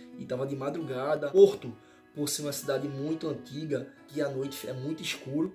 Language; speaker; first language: Portuguese; native; Portuguese